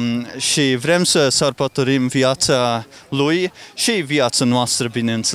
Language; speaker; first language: Romanian; non-native, fluent; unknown